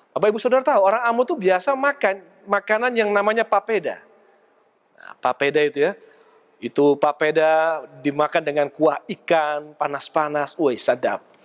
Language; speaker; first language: Indonesian; native; Indonesian